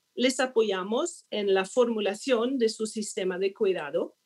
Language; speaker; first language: Spanish; non-native, fluent; Swedish